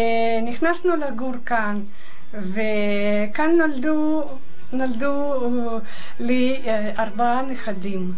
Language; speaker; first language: Hebrew; non-native, fluent; Russian